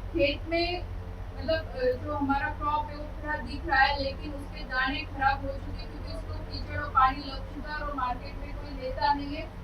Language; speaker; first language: Hindi; non-native, local second language; Marathi